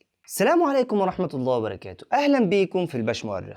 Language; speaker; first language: Arabic; native; Arabic